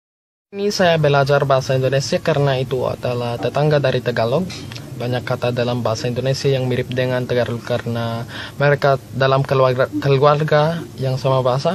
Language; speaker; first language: Indonesian; non-native, learner; Filipino